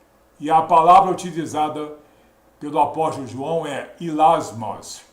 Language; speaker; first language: Portuguese; native; Portuguese